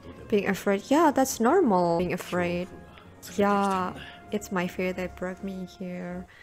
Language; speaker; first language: English; non-native, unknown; Indonesian